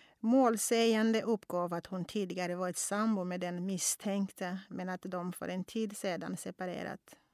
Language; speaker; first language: Swedish; non-native, fluent; Kongo